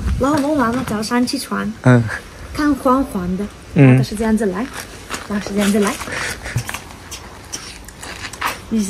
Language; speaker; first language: Chinese; non-native, learner; Ukrainian